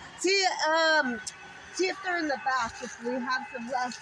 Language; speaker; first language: English; native; English